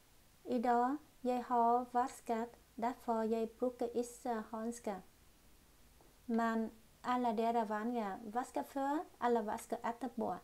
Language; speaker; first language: Norwegian; non-native, learner; Vietnamese